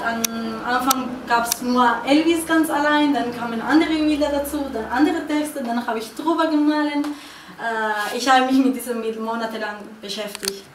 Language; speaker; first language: German; non-native, fluent; Spanish